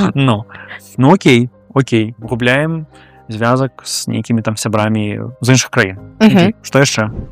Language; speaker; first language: Belarusian; non-native, local second language; Russian